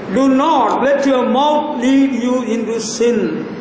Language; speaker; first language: English; non-native, local second language; Tamil